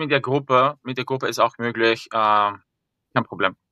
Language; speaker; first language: German; non-native, fluent; Spanish